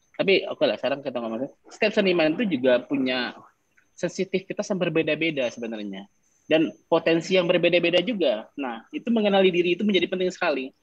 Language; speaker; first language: Indonesian; non-native, local second language; Minangkabau